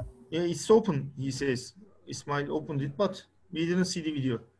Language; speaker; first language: English; non-native, fluent; Turkish